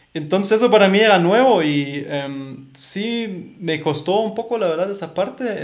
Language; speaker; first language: Spanish; non-native, fluent; German